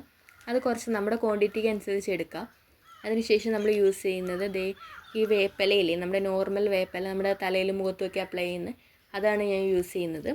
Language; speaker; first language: Malayalam; native; Malayalam